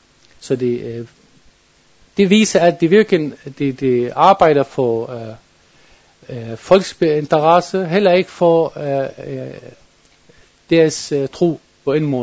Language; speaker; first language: Danish; non-native, learner; Arabic